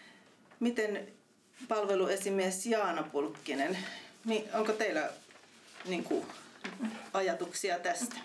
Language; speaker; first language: Finnish; native; Finnish